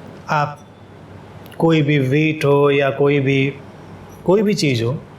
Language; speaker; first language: Hindi; native; Hindi